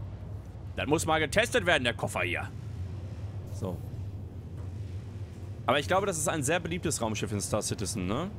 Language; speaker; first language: German; native; German